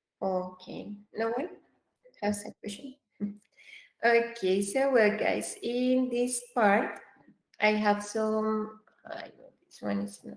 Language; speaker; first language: English; non-native, fluent; Spanish